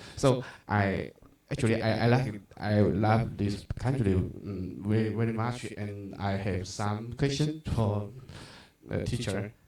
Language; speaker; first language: English; non-native, learner; Chinese